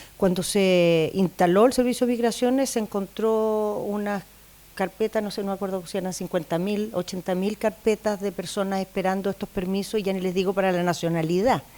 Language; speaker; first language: Spanish; native; Spanish